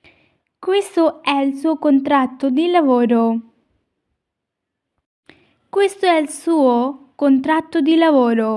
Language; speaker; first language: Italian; non-native, fluent; Urdu